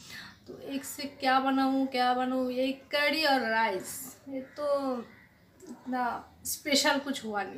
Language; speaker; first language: Hindi; non-native, local second language; Bangla